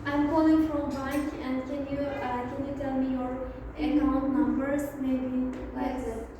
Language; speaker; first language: English; non-native, fluent; Uzbek